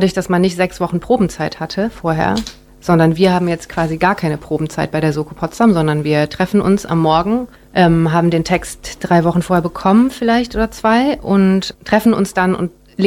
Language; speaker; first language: German; early bilingual, other home language; Japanese